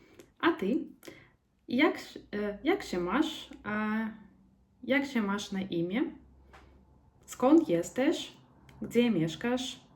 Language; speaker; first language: Polish; non-native, learner; Ukrainian